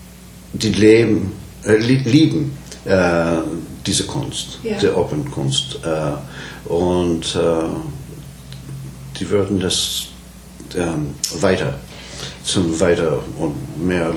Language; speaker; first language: German; non-native, learner; English